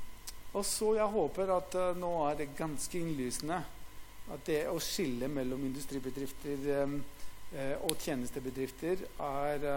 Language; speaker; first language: Norwegian; non-native, fluent; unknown